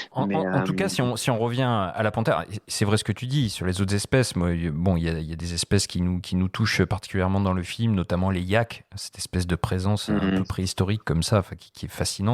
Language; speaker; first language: French; native; French